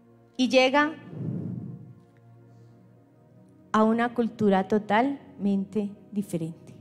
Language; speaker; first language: Spanish; native; Spanish